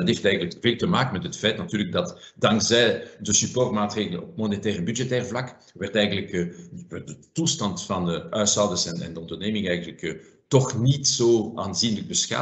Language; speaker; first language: Dutch; non-native, fluent; French